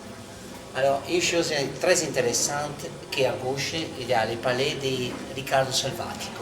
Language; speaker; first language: French; non-native, fluent; Italian